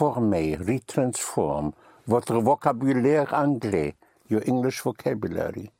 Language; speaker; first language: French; non-native, fluent; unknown